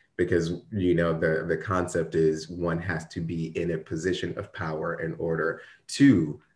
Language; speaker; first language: English; native; English